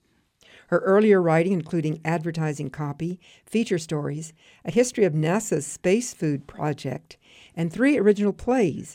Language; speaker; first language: English; native; English